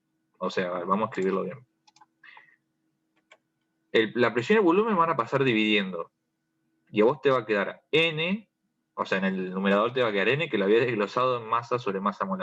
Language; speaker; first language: Spanish; native; Spanish